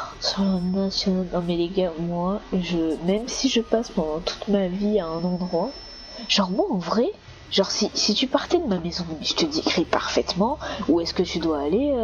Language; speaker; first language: French; native; French